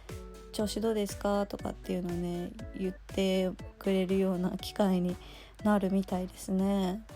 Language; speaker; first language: Japanese; native; Japanese